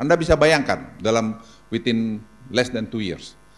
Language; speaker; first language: English; non-native, fluent; Indonesian